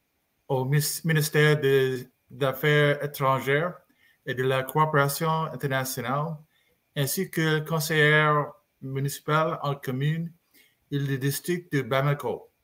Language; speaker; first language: French; non-native, learner; English